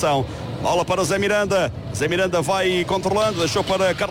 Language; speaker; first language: Portuguese; native; Portuguese